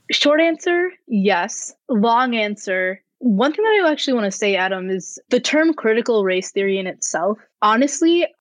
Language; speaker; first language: English; native; English